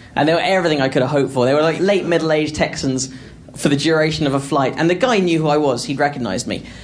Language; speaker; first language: English; native; English